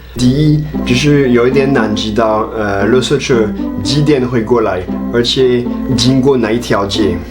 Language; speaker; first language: Chinese; non-native, fluent; French